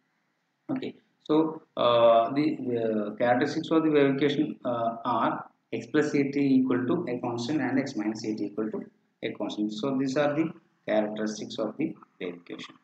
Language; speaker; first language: English; non-native, local second language; Malayalam